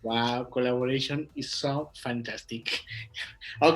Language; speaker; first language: English; non-native, learner; Spanish